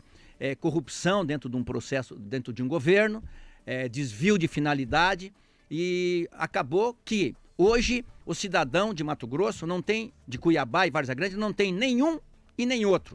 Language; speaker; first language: Portuguese; native; Portuguese